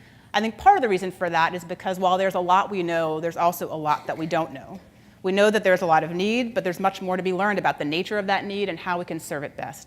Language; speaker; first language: English; native; English